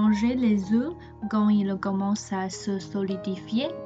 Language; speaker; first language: French; non-native, fluent; Chinese